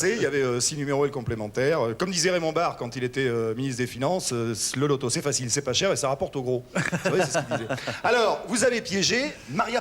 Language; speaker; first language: French; native; French